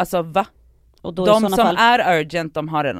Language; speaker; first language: Swedish; native; Swedish